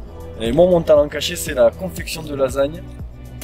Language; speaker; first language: French; native; French